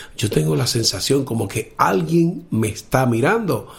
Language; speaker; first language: Spanish; native; Spanish